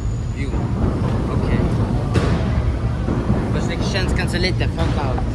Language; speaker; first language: Swedish; early bilingual, other home language; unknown